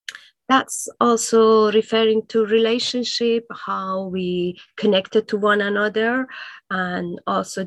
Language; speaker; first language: English; non-native, fluent; Persian